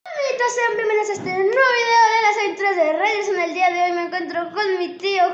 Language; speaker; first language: Spanish; native; Spanish